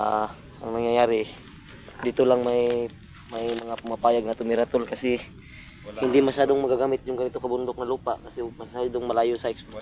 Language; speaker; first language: Filipino; non-native, local second language; Cebuano